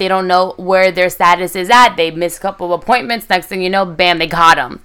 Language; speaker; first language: English; early bilingual, other home language; Spanish